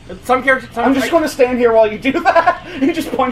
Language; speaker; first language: English; native; English